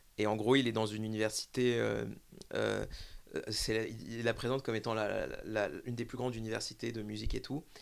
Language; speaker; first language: French; native; French